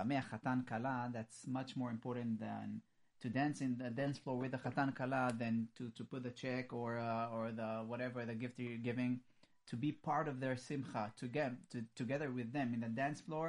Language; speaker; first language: English; non-native, fluent; Hebrew